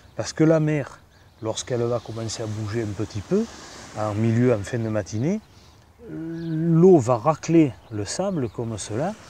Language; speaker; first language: French; native; French